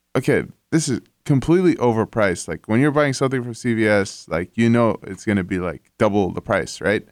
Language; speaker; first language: English; non-native, fluent; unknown